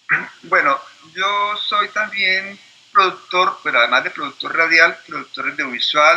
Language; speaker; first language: Spanish; native; Spanish